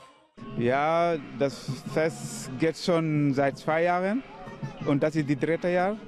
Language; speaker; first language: German; non-native, learner; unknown